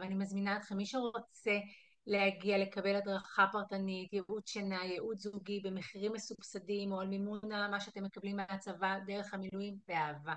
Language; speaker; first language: Hebrew; native; Hebrew